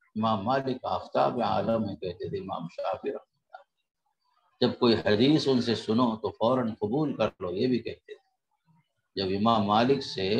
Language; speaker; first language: Urdu; native; Urdu